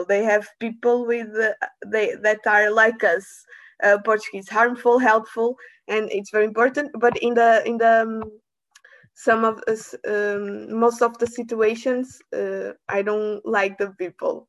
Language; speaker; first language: English; non-native, learner; Portuguese